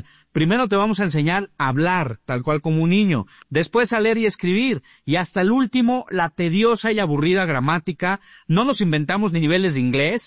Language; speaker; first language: Spanish; native; Spanish